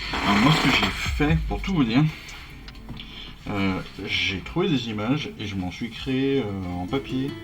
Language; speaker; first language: French; native; French